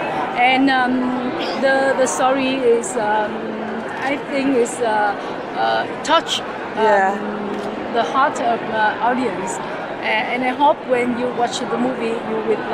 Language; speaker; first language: English; non-native, learner; Vietnamese